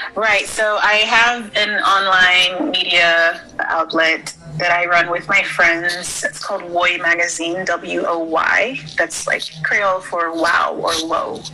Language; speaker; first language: English; early bilingual, other home language; Haitian Creole